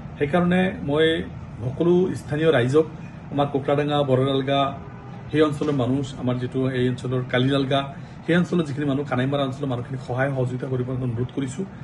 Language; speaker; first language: Assamese; non-native, local second language; Bangla